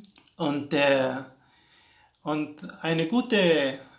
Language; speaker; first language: German; non-native, local second language; Plautdietsch